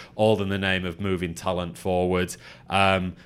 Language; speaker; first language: English; native; English